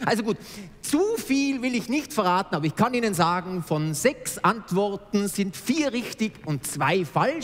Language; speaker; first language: German; native; German